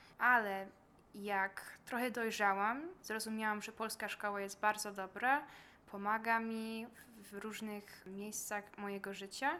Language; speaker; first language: Polish; early bilingual, heritage; Polish